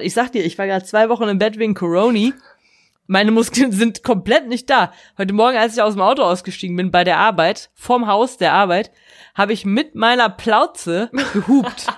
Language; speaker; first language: German; native; German